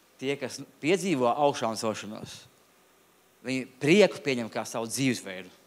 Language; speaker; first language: Latvian; non-native, local second language; Russian